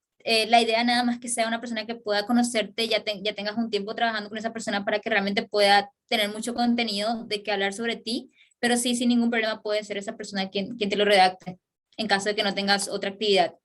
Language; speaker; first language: Spanish; native; Spanish